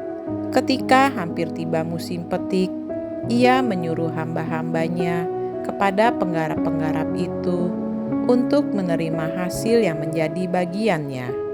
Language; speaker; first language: Indonesian; native; Indonesian